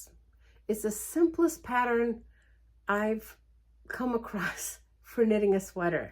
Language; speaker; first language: English; early bilingual, other home language; Portuguese